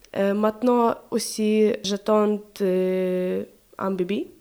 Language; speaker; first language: French; non-native, learner; Ukrainian